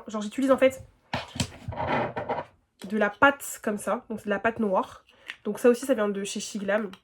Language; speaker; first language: French; native; French